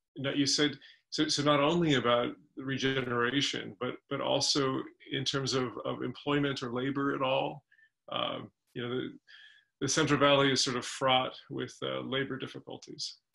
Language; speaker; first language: English; native; English